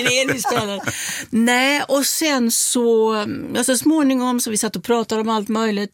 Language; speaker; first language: Swedish; native; Swedish